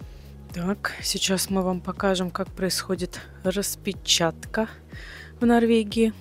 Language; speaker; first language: Russian; native; Russian